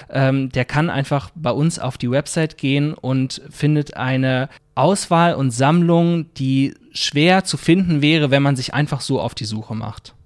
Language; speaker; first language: German; native; German